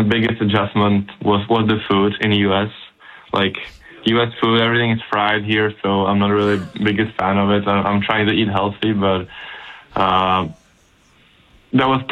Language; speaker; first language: English; non-native, fluent; Czech